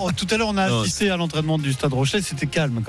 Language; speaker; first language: French; native; French